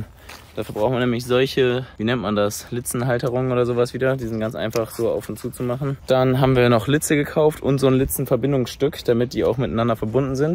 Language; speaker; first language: German; native; German